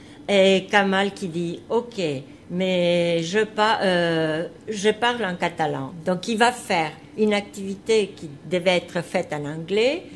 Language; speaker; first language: French; non-native, fluent; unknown